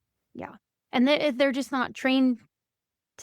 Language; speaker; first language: English; native; English